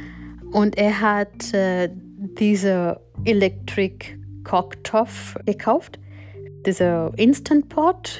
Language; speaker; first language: German; non-native, fluent; Gujarati